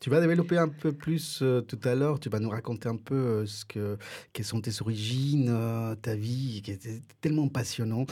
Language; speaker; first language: French; non-native, fluent; Spanish